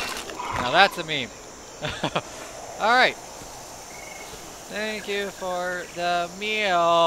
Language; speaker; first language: English; native; English